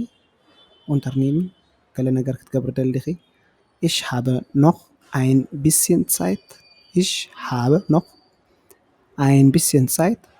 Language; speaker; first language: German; non-native, fluent; Tigrinya